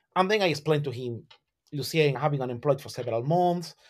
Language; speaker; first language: English; non-native, fluent; Spanish